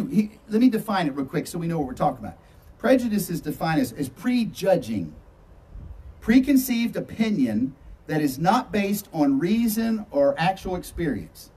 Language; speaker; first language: English; native; English